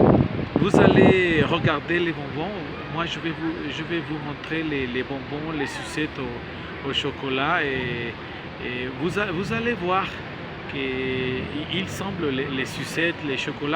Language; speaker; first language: French; non-native, learner; Spanish